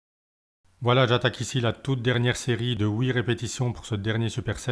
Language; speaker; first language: French; native; French